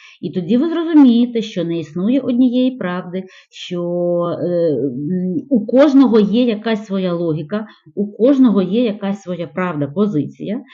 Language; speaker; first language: Ukrainian; non-native, local second language; Russian